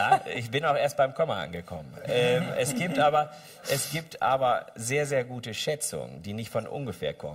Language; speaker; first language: German; native; German